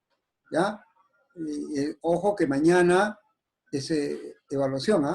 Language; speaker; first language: Spanish; native; Spanish